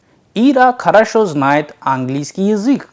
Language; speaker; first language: Russian; non-native, fluent; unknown